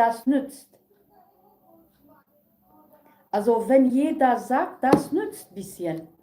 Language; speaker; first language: German; non-native, learner; Kurdish